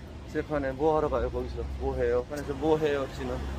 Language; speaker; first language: Korean; native; Korean